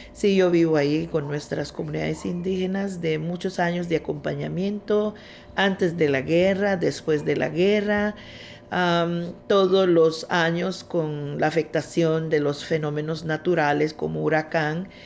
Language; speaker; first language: Spanish; non-native, local second language; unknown